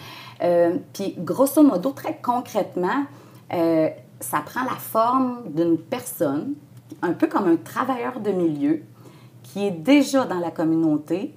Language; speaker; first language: French; native; French